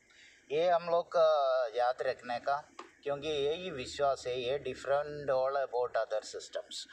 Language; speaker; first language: Hindi; non-native, local second language; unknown